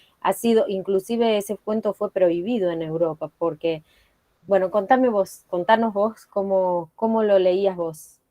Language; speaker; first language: Spanish; non-native, fluent; Portuguese